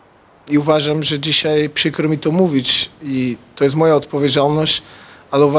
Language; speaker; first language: Polish; non-native, fluent; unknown